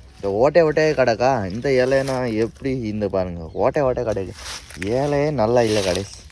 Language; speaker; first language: Tamil; non-native, learner; Nepali